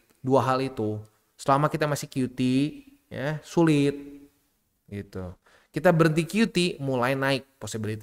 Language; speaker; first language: Indonesian; native; Indonesian